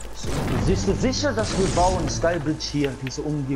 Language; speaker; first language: German; non-native, learner; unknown